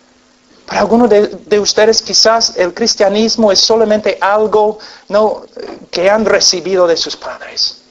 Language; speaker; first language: Spanish; non-native, fluent; English